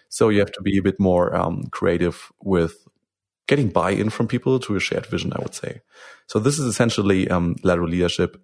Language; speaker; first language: English; non-native, fluent; German